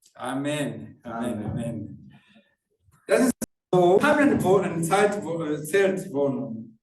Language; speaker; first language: German; non-native, fluent; Rundi